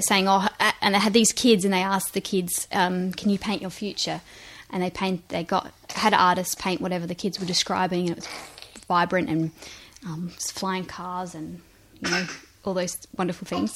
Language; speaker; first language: English; native; English